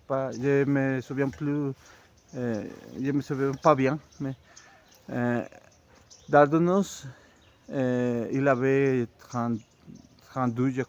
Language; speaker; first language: French; non-native, fluent; Spanish